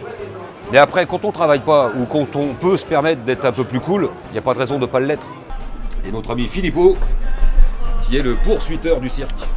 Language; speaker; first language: French; native; French